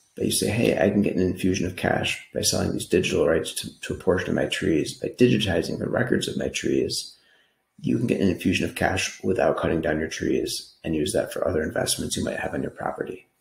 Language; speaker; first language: English; native; English